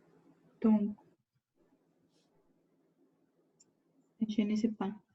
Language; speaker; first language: French; non-native, learner; Spanish